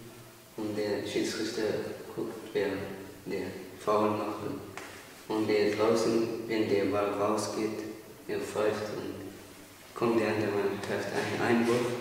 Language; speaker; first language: German; non-native, learner; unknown